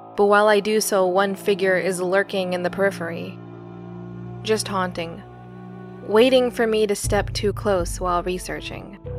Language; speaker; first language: English; early bilingual, other home language; Filipino